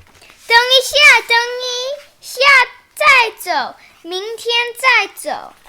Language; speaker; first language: Chinese; early bilingual, heritage; Chinese